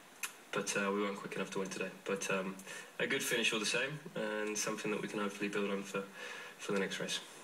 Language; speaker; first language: English; native; English